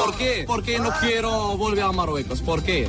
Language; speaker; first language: Spanish; non-native, learner; Arabic